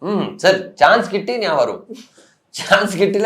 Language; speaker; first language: Malayalam; non-native, learner; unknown